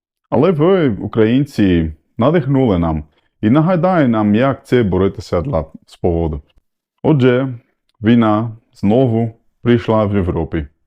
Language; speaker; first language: Ukrainian; non-native, learner; Dutch